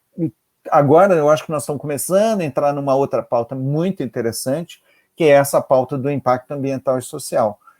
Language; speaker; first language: Portuguese; native; Portuguese